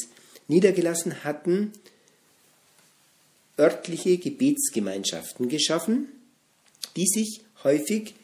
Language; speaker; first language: German; native; German